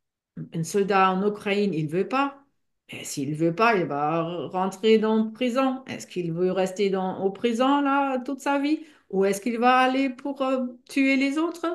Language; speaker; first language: French; non-native, fluent; German